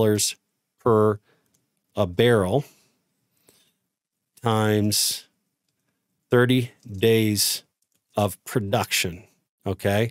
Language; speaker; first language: English; native; English